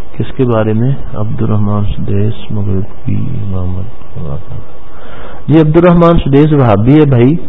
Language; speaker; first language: Urdu; non-native, local second language; Punjabi